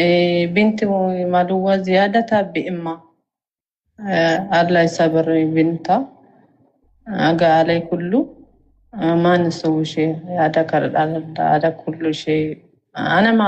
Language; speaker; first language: Arabic; non-native, learner; Amharic